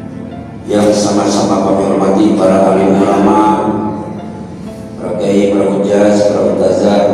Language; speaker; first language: Indonesian; native; Indonesian